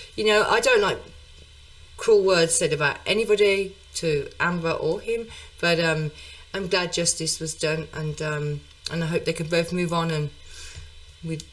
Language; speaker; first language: English; native; English